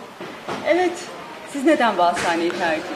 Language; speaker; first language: Turkish; native; Turkish